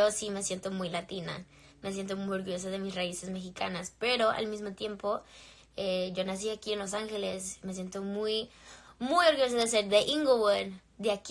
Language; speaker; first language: Spanish; early bilingual, heritage; English